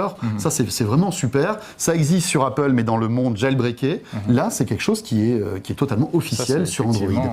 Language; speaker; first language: French; native; French